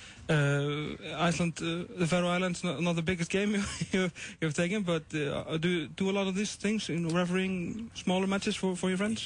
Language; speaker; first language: English; non-native, fluent; Icelandic